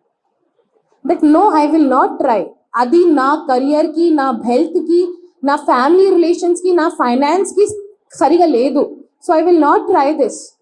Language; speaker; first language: Telugu; non-native, fluent; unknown